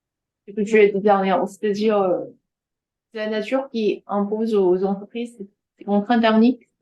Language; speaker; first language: French; non-native, fluent; Chinese